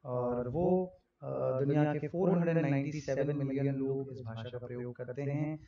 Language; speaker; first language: Hindi; non-native, local second language; Rajasthani